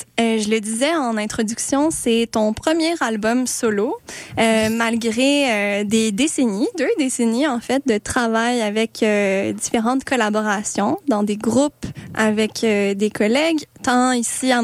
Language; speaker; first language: French; native; French